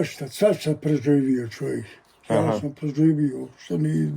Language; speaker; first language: Croatian; native; Croatian